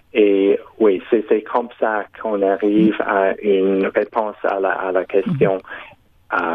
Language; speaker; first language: French; non-native, local second language; English